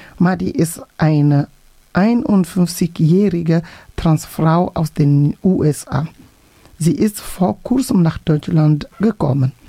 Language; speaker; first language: German; non-native, fluent; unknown